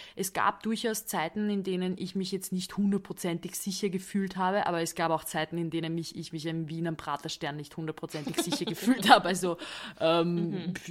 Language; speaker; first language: German; non-native, fluent; Hungarian